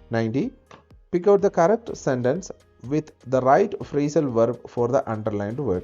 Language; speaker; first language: English; non-native, local second language; Malayalam